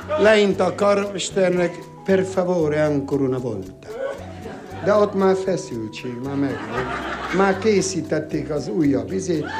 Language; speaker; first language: Hungarian; native; Hungarian